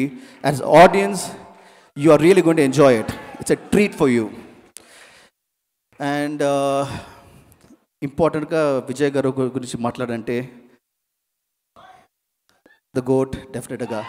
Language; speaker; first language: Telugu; non-native, learner; Tamil